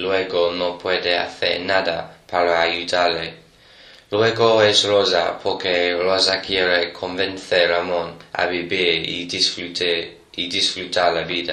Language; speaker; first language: Spanish; non-native, learner; English